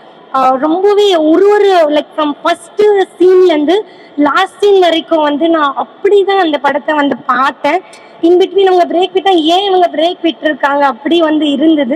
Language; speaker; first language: Tamil; non-native, learner; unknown